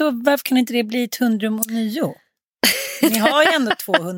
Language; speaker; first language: Swedish; native; Swedish